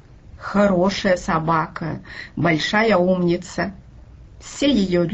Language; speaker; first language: Russian; non-native, fluent; Finnish